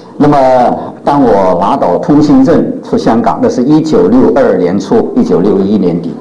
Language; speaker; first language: Chinese; native; Chinese